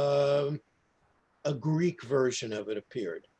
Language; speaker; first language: English; native; English